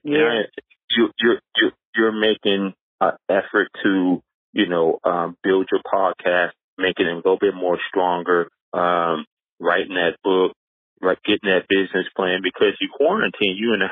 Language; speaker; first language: English; native; English